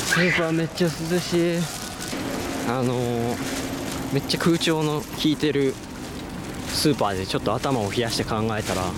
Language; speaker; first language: Japanese; native; Japanese